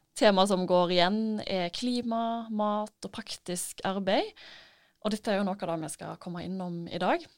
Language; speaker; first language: Norwegian; native; Norwegian